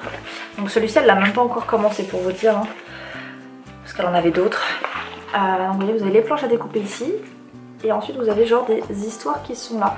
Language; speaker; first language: French; native; French